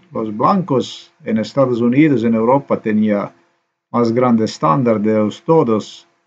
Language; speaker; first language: Spanish; non-native, learner; Slovenian